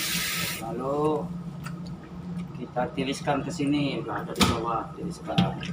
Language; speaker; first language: Indonesian; native; Indonesian